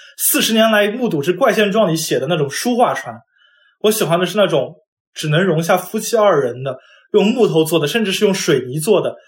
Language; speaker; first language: Chinese; non-native, local second language; Wu Chinese